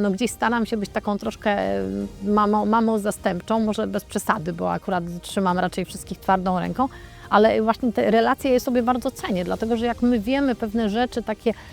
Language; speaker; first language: Polish; native; Polish